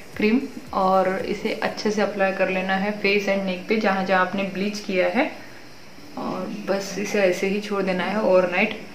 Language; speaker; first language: Hindi; non-native, local second language; Marathi